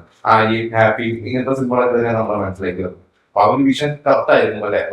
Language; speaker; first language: Malayalam; native; Malayalam